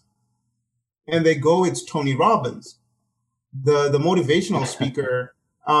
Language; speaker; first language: English; non-native, local second language; Shona